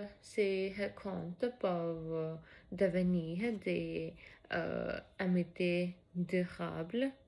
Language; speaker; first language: French; non-native, learner; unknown